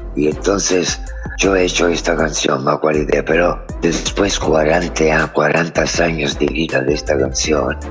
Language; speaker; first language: Spanish; non-native, fluent; Italian